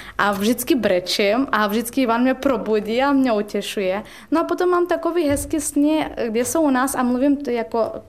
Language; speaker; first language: Czech; non-native, learner; Turkish